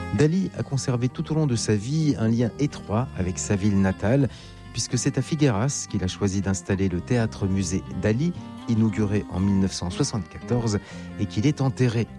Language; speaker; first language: French; native; French